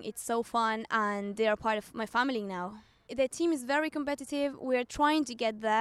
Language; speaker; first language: English; non-native, fluent; Spanish